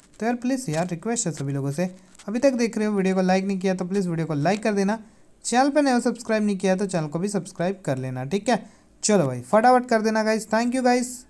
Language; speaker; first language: Hindi; native; Hindi